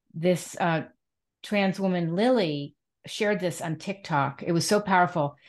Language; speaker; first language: English; native; English